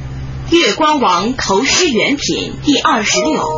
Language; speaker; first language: Chinese; native; Chinese